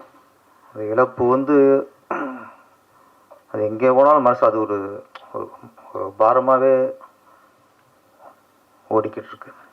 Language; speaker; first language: Tamil; native; Tamil